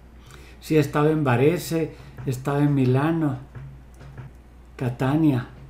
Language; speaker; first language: Spanish; native; Spanish